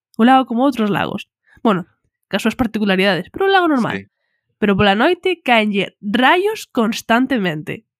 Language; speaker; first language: Galician; non-native, local second language; Spanish